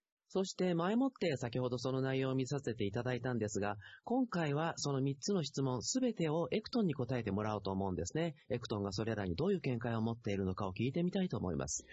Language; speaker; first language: Japanese; native; Japanese